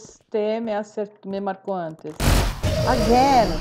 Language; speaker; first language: Spanish; non-native, learner; Portuguese